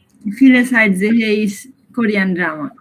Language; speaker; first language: German; non-native, learner; Bangla